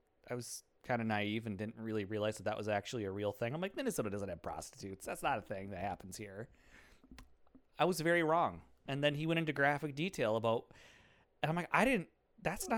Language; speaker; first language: English; native; English